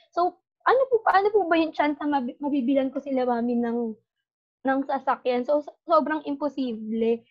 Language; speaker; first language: Filipino; native; Filipino